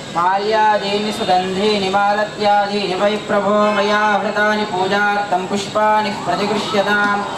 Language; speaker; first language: Telugu; native; Telugu